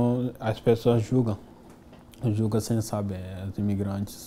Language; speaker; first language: Portuguese; non-native, fluent; Wolof